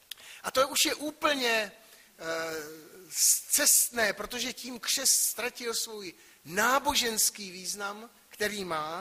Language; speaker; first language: Czech; native; Czech